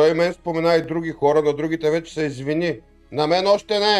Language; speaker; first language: Bulgarian; native; Bulgarian